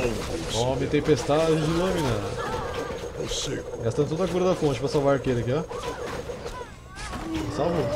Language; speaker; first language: Portuguese; native; Portuguese